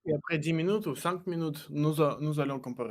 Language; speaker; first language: French; non-native, learner; Russian